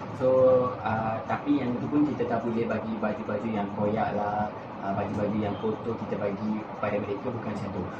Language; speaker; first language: Malay; non-native, local second language; Tamil